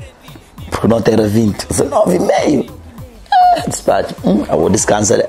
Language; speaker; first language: Portuguese; non-native, local second language; Upper Guinea Crioulo